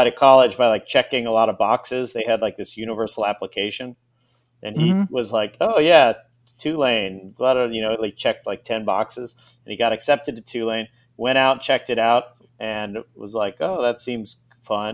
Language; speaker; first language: English; native; English